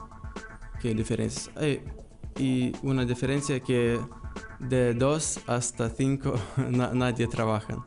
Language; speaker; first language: Spanish; non-native, learner; Lithuanian